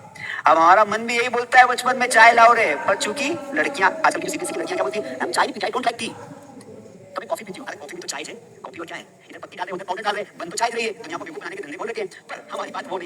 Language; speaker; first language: Hindi; native; Hindi